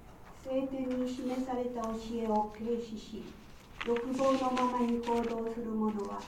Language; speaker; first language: Japanese; native; Japanese